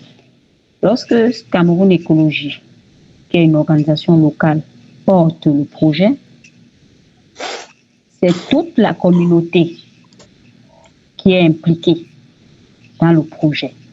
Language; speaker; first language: French; native; French